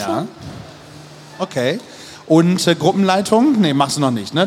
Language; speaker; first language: German; native; German